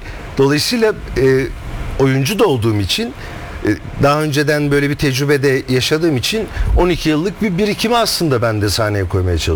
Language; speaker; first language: Turkish; native; Turkish